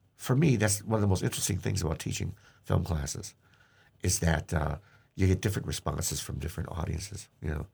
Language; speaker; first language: English; native; English